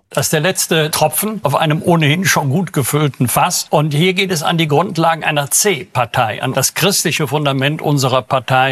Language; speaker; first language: German; native; German